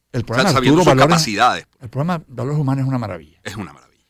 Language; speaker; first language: Spanish; native; Spanish